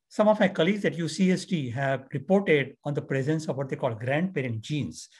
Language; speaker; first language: English; non-native, local second language; Marathi